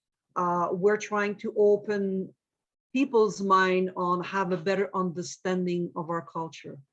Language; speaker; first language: English; non-native, fluent; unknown